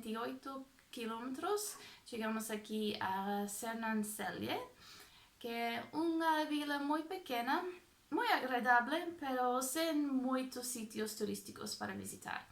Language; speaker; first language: Portuguese; non-native, fluent; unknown